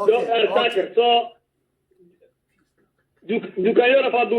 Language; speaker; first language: Swedish; non-native, learner; Somali